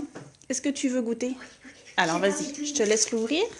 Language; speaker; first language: French; native; French